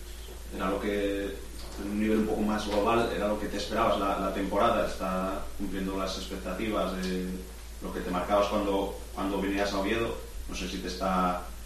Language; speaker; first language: Spanish; native; Spanish